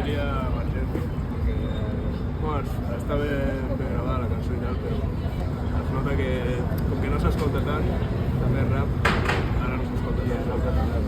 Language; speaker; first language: Catalan; non-native, local second language; Spanish